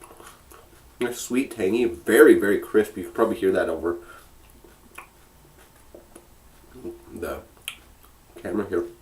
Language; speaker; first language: English; native; English